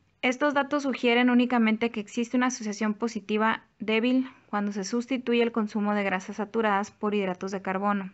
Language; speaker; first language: Spanish; native; Spanish